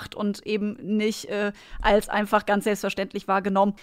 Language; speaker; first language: German; native; German